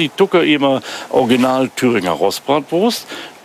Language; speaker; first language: Bulgarian; non-native, learner; German